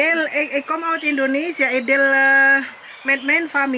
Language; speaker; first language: Dutch; non-native, learner; Indonesian